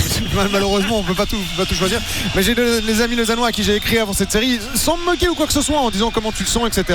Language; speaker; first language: French; native; French